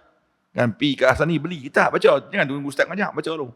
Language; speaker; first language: Malay; native; Malay